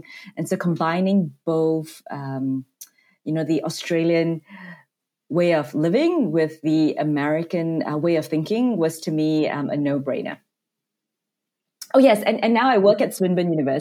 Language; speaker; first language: English; non-native, local second language; Cantonese